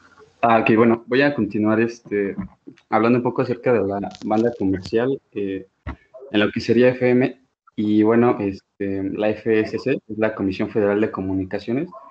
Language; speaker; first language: Spanish; native; Spanish